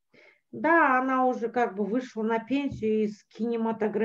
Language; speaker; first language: Russian; native; Russian